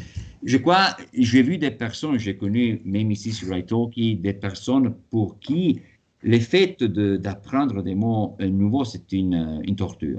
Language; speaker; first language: French; non-native, fluent; Italian